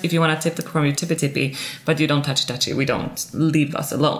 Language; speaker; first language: English; non-native, fluent; Swedish